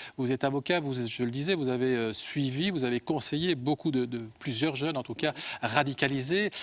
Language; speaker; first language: French; native; French